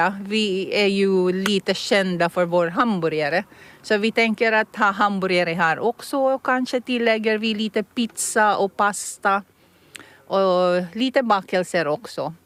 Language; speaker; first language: Swedish; non-native, fluent; Filipino